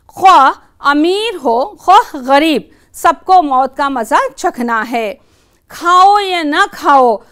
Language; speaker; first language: Urdu; native; Urdu